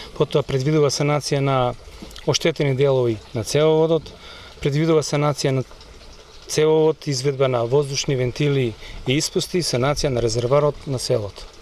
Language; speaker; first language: Macedonian; native; Macedonian